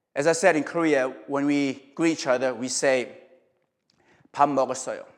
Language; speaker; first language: English; early bilingual, other home language; Korean